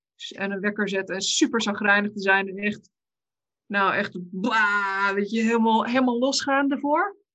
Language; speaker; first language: Dutch; native; Dutch